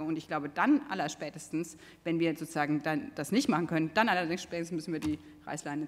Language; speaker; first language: German; native; German